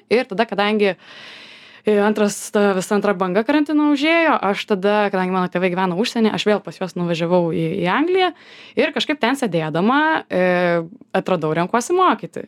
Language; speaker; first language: Lithuanian; native; Lithuanian